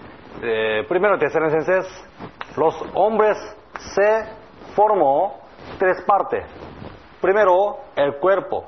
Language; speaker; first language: Spanish; non-native, learner; Korean